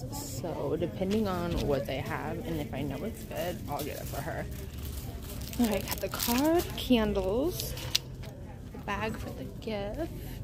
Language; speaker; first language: English; native; English